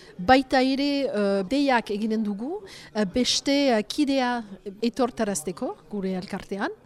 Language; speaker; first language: Basque; non-native, local second language; French